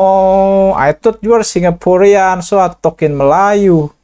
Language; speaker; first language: English; non-native, learner; Indonesian